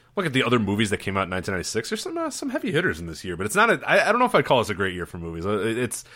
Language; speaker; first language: English; native; English